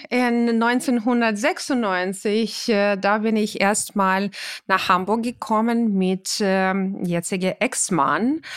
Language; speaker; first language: German; non-native, fluent; Ukrainian